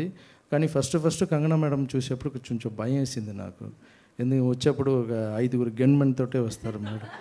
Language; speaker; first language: Telugu; non-native, fluent; Tamil